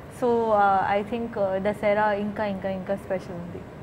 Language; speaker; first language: Telugu; non-native, local second language; Punjabi